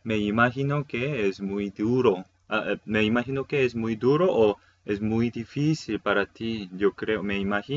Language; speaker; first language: Spanish; non-native, fluent; Korean